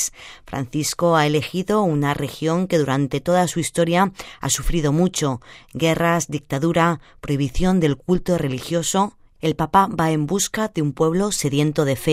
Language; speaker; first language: Spanish; native; Spanish